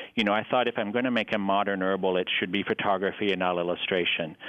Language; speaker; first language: English; native; English